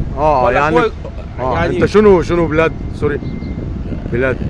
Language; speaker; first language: Arabic; native; Arabic